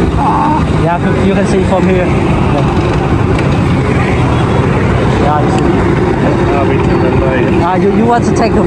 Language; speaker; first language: English; non-native, learner; Vietnamese